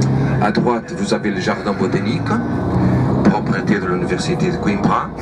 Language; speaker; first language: French; non-native, fluent; Portuguese